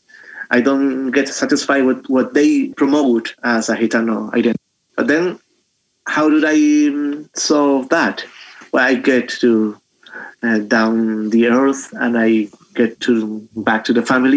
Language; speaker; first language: English; non-native, fluent; Spanish